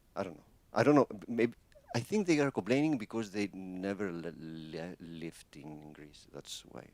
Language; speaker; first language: English; non-native, fluent; Greek